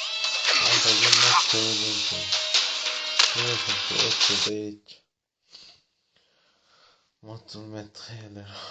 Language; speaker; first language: Russian; non-native, local second language; Chechen